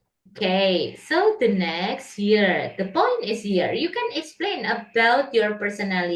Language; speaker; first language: English; non-native, learner; Indonesian